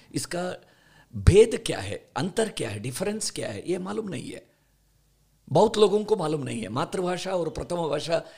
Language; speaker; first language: Hindi; non-native, local second language; Kannada